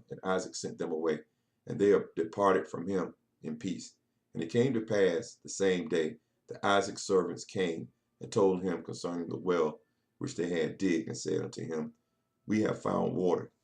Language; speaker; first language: English; native; English